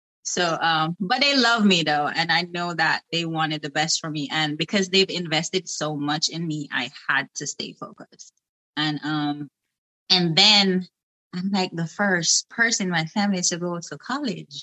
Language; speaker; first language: English; non-native, local second language; Jamaican Creole English